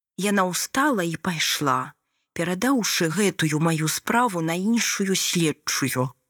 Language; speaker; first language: Belarusian; native; Belarusian